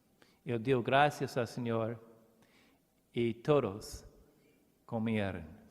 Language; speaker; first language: Spanish; non-native, learner; English